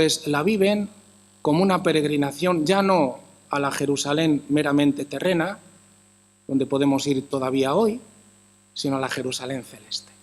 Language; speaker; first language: Spanish; native; Spanish